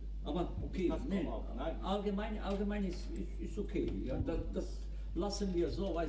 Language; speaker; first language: German; non-native, learner; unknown